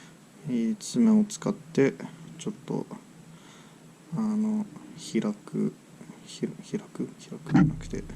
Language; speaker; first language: Japanese; early bilingual, heritage; English